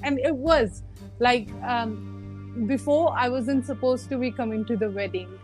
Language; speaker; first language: English; early bilingual, other home language; Punjabi